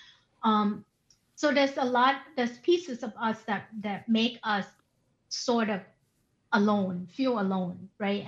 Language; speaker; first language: English; non-native, fluent; Thai